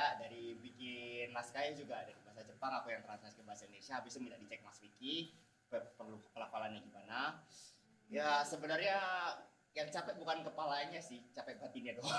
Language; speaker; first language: Indonesian; non-native, fluent; Japanese